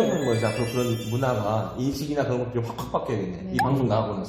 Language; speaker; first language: Korean; native; Korean